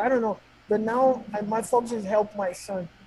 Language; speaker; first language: English; non-native, learner; Portuguese